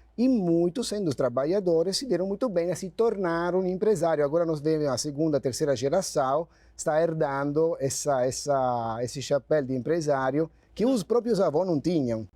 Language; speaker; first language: Portuguese; non-native, fluent; Italian